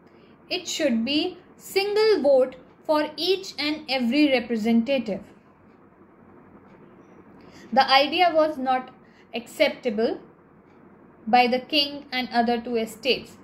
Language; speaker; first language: English; non-native, local second language; Hindi